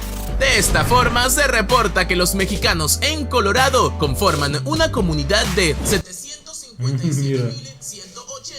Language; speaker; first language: Spanish; native; Spanish